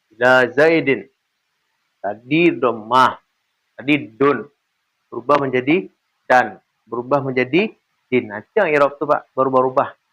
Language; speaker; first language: Malay; non-native, local second language; Minangkabau